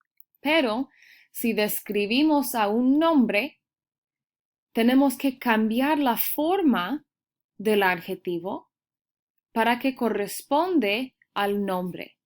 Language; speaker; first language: Spanish; early bilingual, heritage; Spanish